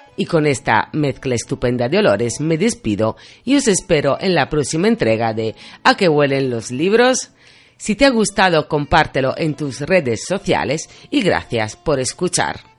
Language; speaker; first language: Spanish; non-native, fluent; Italian